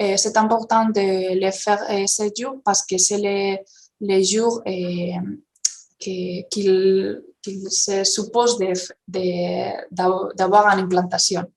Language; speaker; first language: French; non-native, fluent; Spanish